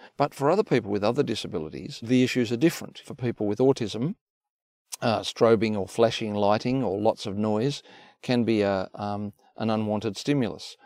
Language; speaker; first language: English; native; English